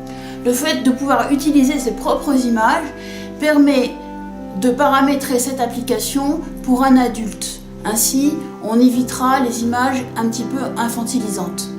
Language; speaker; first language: French; native; French